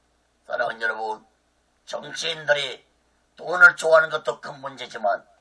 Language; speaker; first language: Korean; native; Korean